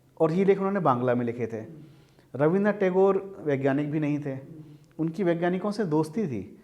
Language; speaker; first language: Hindi; native; Hindi